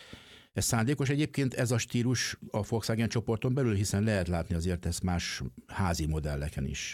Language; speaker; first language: Hungarian; native; Hungarian